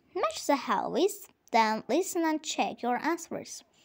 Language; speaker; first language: English; non-native, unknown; Azerbaijani